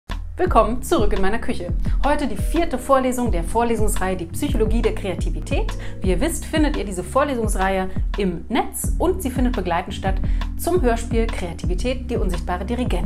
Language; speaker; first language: German; native; German